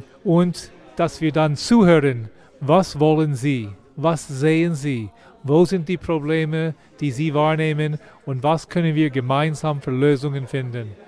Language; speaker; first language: German; non-native, fluent; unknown